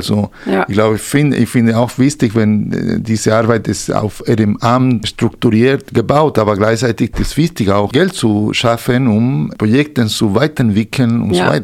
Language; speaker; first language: German; non-native, fluent; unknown